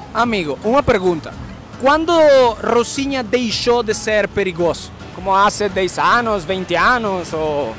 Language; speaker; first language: Portuguese; non-native, learner; Spanish